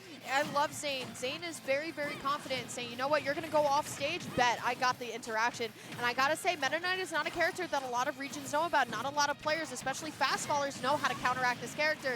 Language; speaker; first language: English; native; English